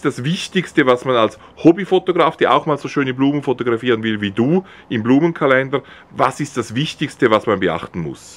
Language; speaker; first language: German; native; German